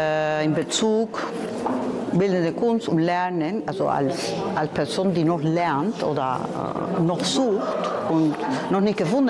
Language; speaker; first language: German; non-native, fluent; Spanish